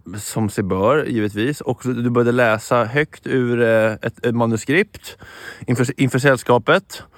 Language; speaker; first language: Swedish; native; Swedish